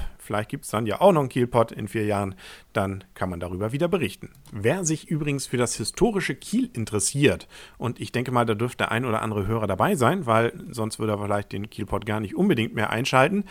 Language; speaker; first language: German; native; German